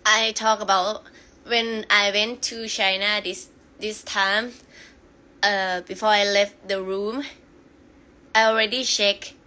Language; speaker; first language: English; non-native, learner; Thai